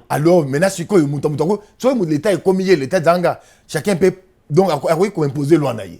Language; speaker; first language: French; non-native, local second language; Lingala